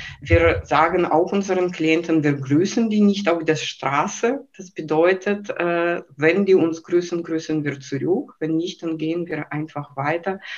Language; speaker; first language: German; non-native, fluent; Lithuanian